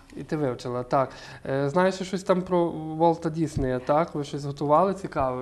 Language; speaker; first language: Ukrainian; native; Ukrainian